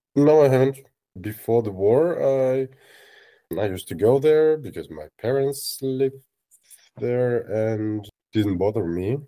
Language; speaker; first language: English; non-native, fluent; Russian